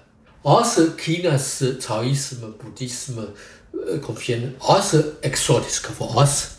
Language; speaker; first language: Danish; non-native, fluent; Chinese